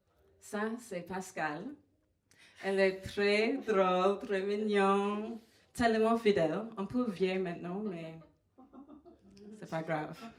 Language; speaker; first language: French; non-native, fluent; English